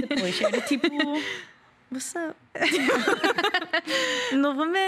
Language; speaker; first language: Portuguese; non-native, learner; English